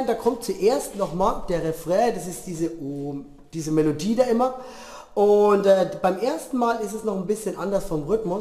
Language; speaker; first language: German; native; German